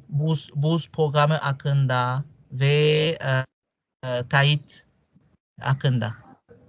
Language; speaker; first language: Turkish; non-native, fluent; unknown